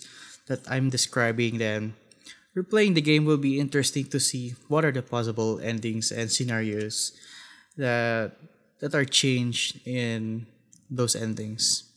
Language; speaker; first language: English; non-native, fluent; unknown